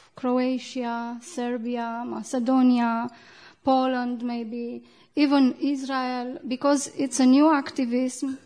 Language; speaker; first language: English; non-native, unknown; Romanian